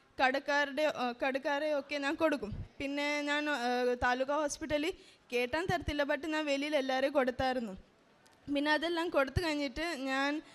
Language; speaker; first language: Malayalam; early bilingual, heritage; Malayalam